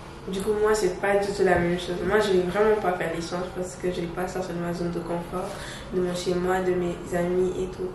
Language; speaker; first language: French; non-native, local second language; Wolof